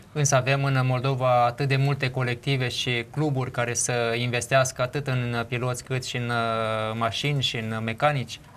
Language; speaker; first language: Romanian; native; Romanian